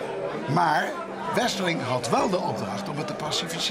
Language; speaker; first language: Dutch; native; Dutch